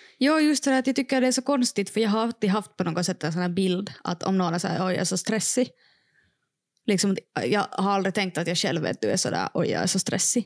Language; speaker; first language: Swedish; non-native, local second language; Finnish